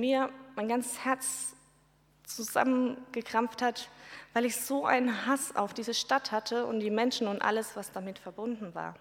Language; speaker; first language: German; native; German